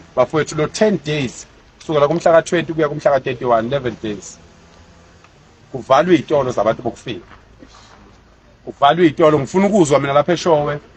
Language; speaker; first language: Zulu; native; Zulu